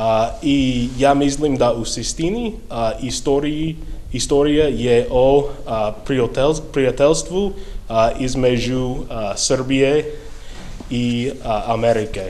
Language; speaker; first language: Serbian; non-native, learner; English